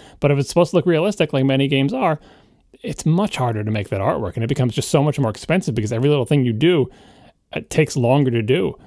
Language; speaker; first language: English; native; English